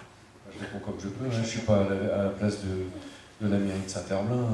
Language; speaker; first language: French; native; French